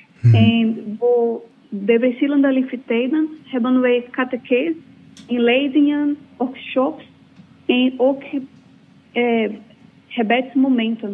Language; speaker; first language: Dutch; non-native, learner; Portuguese